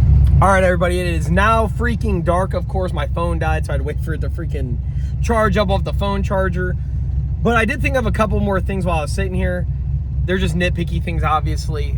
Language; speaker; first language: English; native; English